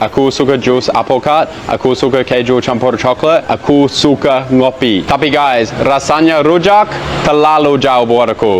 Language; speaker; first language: Indonesian; non-native, fluent; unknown